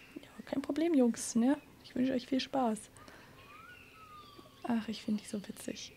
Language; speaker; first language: German; native; German